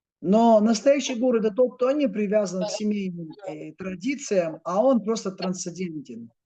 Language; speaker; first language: Russian; native; Russian